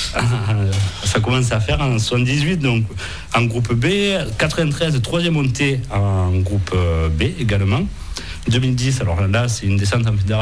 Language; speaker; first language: French; native; French